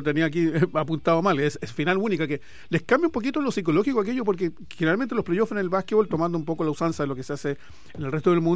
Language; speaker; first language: Spanish; native; Spanish